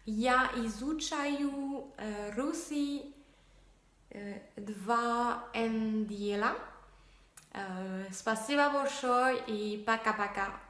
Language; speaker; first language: Russian; non-native, learner; French